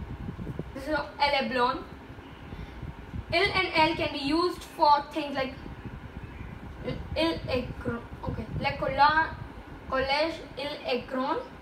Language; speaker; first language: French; non-native, learner; Gujarati